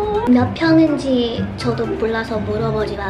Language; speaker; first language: Korean; non-native, fluent; English